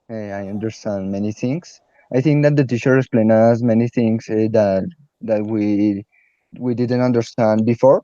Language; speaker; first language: English; non-native, learner; Spanish